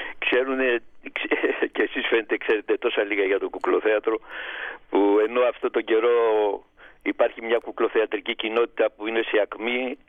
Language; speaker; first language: Greek; native; Greek